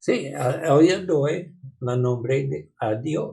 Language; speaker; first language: Spanish; non-native, learner; English